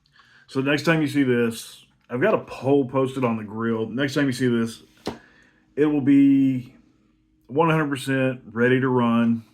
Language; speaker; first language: English; native; English